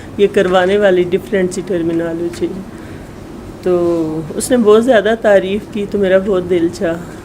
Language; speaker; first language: Urdu; native; Urdu